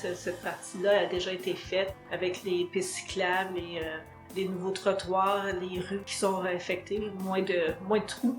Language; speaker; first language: French; native; French